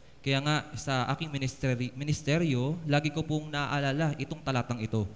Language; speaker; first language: Filipino; native; Filipino